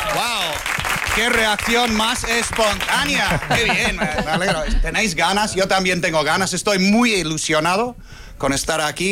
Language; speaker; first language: Spanish; non-native, fluent; English